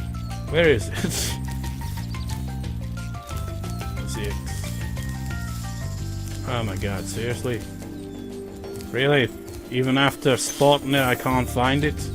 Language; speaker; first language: English; native; English